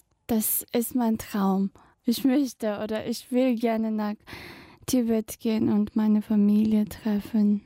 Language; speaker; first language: German; non-native, fluent; Tibetan